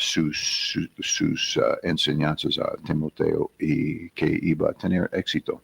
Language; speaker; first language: Spanish; non-native, fluent; English